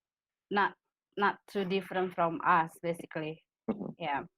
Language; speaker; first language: English; non-native, fluent; Indonesian